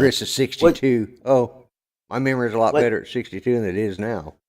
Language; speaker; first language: English; native; English